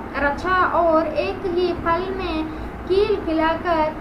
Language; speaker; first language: Hindi; non-native, local second language; Telugu